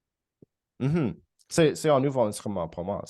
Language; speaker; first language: French; non-native, learner; English